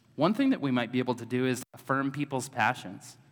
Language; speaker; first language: English; native; English